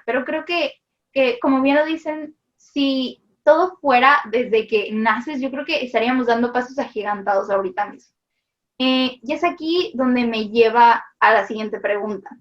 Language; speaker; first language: Spanish; native; Spanish